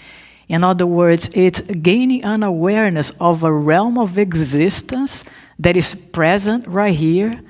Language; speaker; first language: English; non-native, fluent; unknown